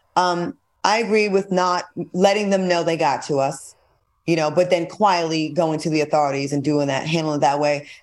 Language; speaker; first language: English; native; English